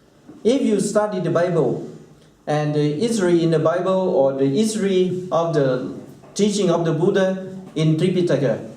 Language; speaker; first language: English; non-native, fluent; Thai